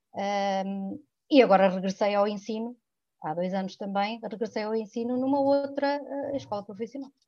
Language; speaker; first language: Portuguese; early bilingual, other home language; French